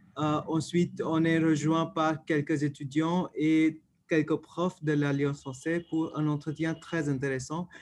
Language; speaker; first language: French; non-native, fluent; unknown